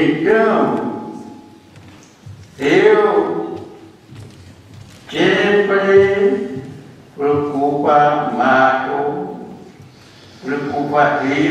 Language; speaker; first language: Portuguese; non-native, local second language; Kayapó